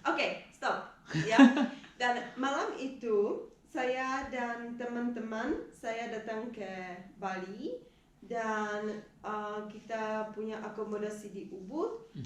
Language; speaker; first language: Indonesian; non-native, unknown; English